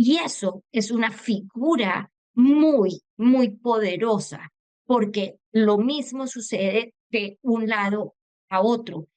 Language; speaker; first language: Spanish; native; Spanish